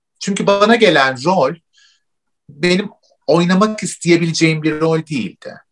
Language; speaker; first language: Turkish; native; Turkish